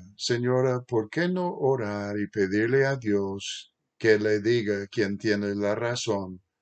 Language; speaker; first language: Spanish; non-native, fluent; English